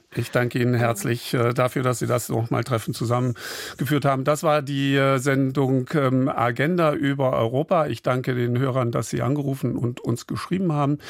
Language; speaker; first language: German; native; German